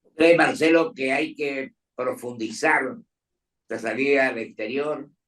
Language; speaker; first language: Spanish; native; Spanish